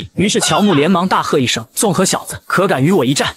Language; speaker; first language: Chinese; native; Chinese